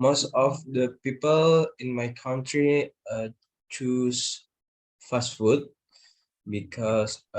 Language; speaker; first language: English; non-native, learner; Indonesian